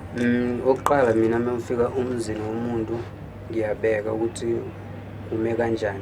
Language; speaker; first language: Zulu; native; Zulu